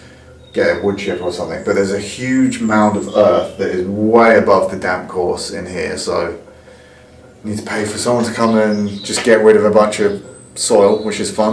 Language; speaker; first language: English; native; English